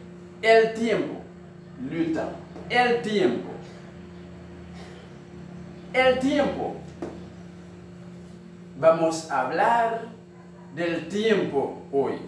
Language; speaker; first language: Spanish; non-native, learner; Haitian Creole